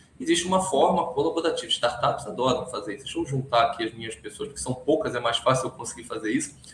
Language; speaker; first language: Portuguese; early bilingual, other home language; Hebrew